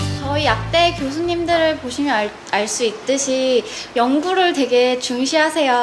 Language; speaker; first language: Korean; native; Korean